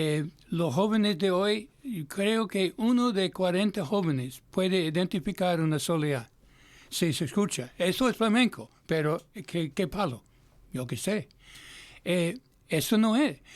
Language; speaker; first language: Spanish; non-native, fluent; English